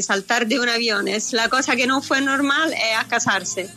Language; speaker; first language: Spanish; non-native, fluent; Italian